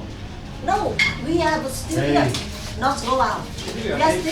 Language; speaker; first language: English; non-native, learner; Vietnamese